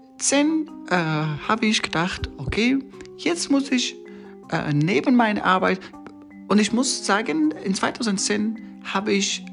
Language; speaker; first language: German; non-native, learner; Persian